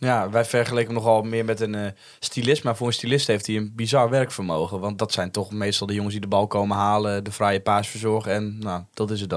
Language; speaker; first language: Dutch; native; Dutch